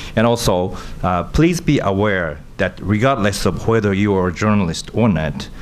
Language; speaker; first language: English; non-native, fluent; Japanese